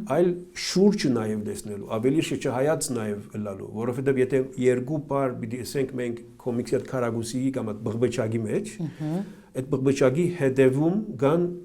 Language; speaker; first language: Armenian; early bilingual, heritage; Armenian